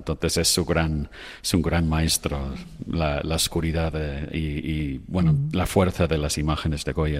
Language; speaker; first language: Spanish; non-native, fluent; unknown